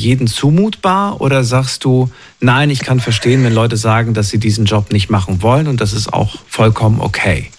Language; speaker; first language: German; native; German